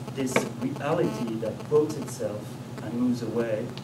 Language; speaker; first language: English; non-native, fluent; French